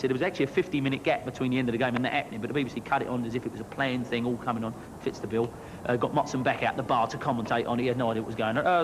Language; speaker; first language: English; native; English